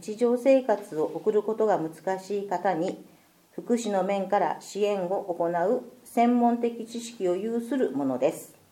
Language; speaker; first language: Japanese; native; Japanese